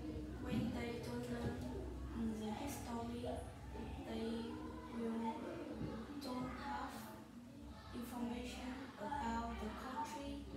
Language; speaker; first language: English; non-native, learner; Vietnamese